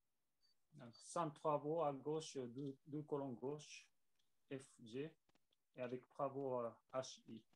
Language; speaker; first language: French; non-native, learner; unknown